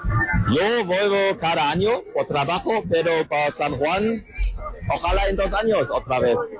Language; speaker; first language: Spanish; non-native, learner; German